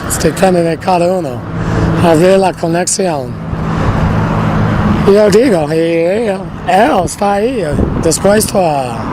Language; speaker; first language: Spanish; non-native, learner; English